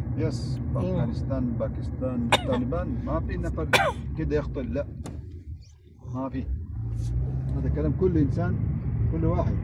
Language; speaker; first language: Arabic; non-native, learner; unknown